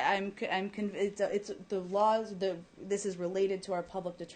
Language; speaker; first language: English; native; English